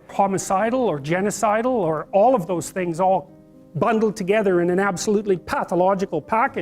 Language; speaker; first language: English; native; English